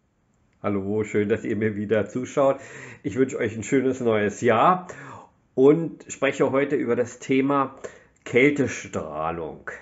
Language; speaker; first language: German; native; German